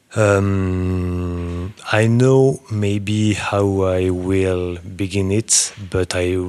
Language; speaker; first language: English; non-native, learner; French